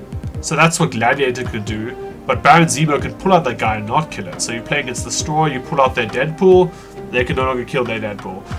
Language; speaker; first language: English; native; English